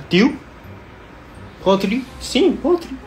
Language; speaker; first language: Portuguese; non-native, learner; Chinese